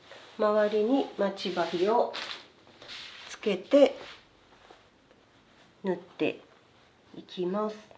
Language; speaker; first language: Japanese; native; Japanese